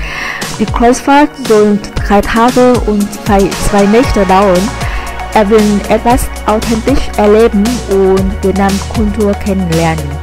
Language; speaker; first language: German; non-native, fluent; Vietnamese